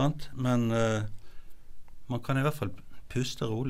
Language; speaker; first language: Norwegian; native; Norwegian